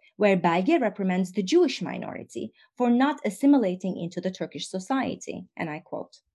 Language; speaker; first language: English; non-native, fluent; Turkish